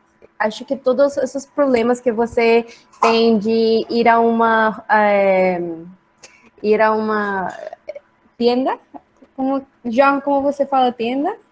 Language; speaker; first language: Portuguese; non-native, learner; Spanish